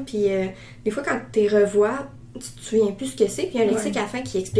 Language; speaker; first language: French; native; French